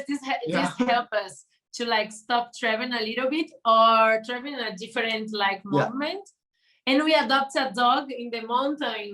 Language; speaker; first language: English; non-native, learner; Portuguese